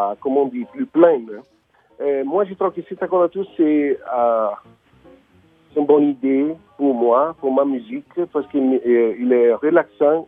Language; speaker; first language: French; non-native, learner; Italian